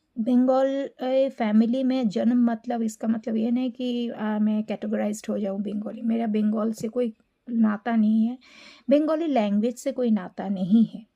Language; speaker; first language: Hindi; non-native, local second language; Bangla